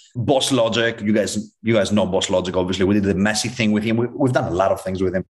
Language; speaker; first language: English; non-native, fluent; Greek